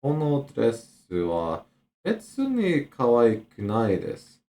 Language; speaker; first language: Japanese; non-native, learner; English